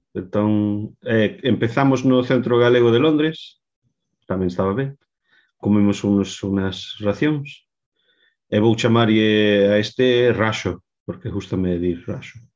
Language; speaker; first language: Galician; non-native, local second language; Spanish